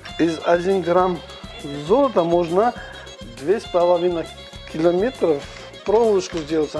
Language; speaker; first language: Russian; non-native, local second language; Armenian